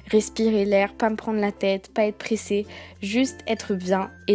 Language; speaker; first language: French; native; French